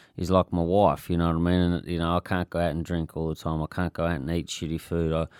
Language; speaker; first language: English; native; English